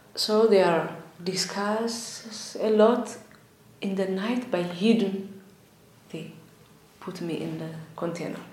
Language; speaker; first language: English; non-native, learner; Tigrinya